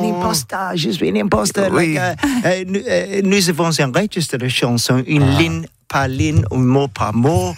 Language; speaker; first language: French; non-native, learner; English